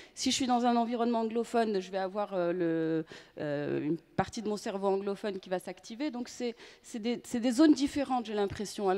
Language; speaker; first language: French; native; French